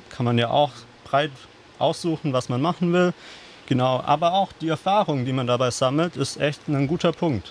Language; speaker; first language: German; native; German